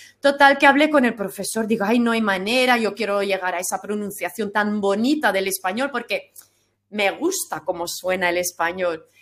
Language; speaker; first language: Spanish; non-native, fluent; Dutch